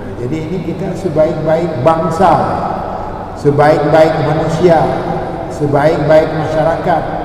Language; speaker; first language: Malay; non-native, local second language; Achinese